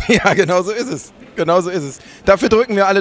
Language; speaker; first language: German; native; German